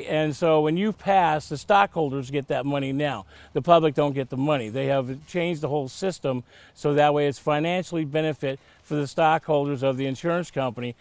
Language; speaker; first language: English; native; English